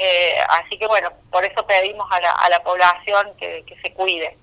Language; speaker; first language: Spanish; native; Spanish